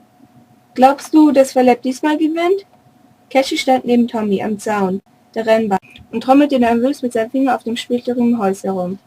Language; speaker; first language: German; native; German